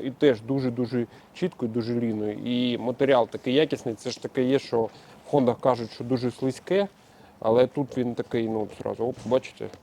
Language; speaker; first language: Ukrainian; native; Ukrainian